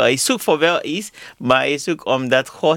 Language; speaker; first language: Dutch; non-native, learner; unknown